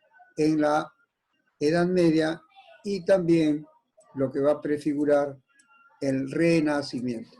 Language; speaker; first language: Spanish; native; Spanish